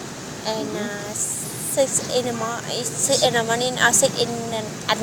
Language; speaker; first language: English; non-native, learner; Vietnamese